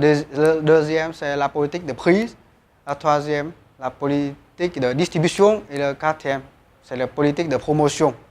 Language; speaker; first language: French; non-native, learner; Vietnamese